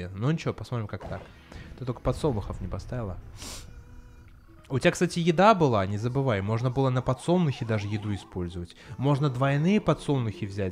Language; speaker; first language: Russian; native; Russian